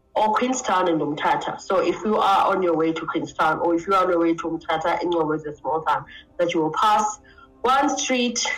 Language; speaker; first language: English; non-native, local second language; Xhosa